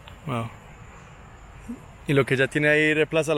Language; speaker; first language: Spanish; early bilingual, heritage; English